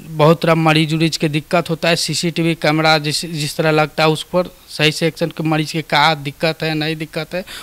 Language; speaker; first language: Hindi; native; Hindi